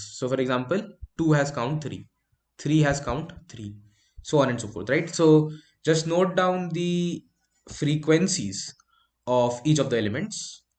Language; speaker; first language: English; non-native, local second language; Hindi